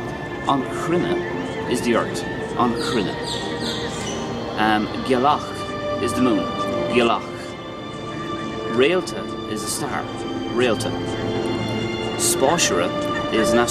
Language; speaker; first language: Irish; non-native, local second language; English